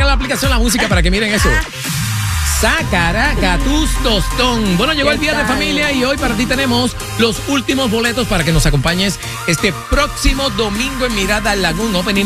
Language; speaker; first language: Spanish; native; Spanish